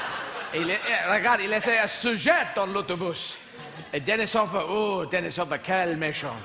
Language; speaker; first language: French; non-native, fluent; English